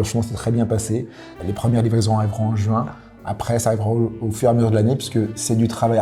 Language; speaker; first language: French; native; French